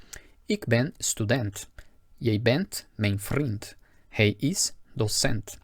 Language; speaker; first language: Dutch; non-native, fluent; Portuguese